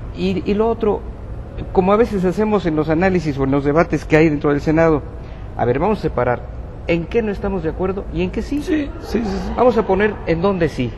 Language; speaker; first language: Spanish; native; Spanish